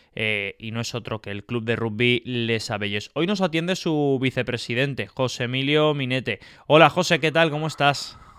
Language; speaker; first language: Spanish; native; Spanish